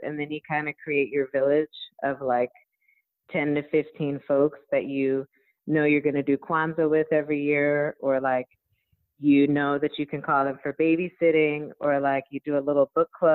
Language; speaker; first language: English; native; English